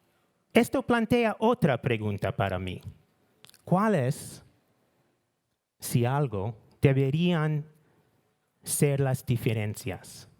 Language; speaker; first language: Spanish; non-native, learner; English